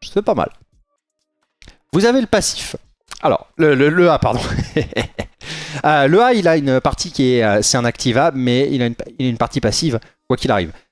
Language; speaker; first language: French; native; French